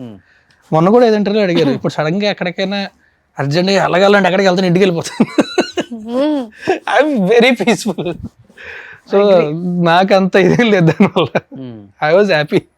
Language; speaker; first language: Telugu; native; Telugu